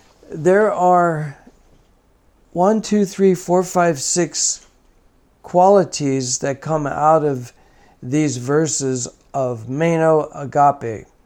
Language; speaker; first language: English; native; English